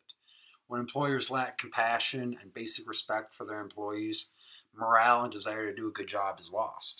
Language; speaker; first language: English; native; English